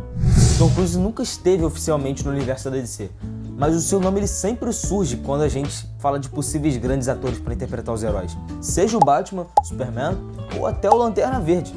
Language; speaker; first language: Portuguese; native; Portuguese